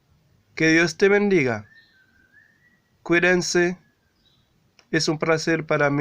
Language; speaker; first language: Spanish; non-native, learner; Haitian Creole